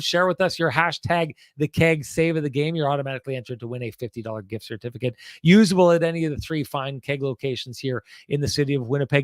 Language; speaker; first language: English; native; English